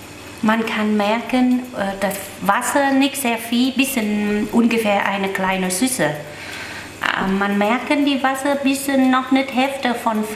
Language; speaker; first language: German; non-native, learner; Vietnamese